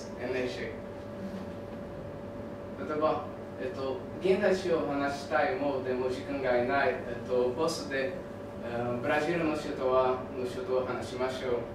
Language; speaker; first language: Japanese; non-native, learner; Portuguese